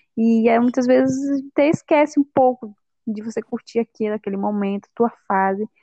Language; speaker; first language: Portuguese; native; Portuguese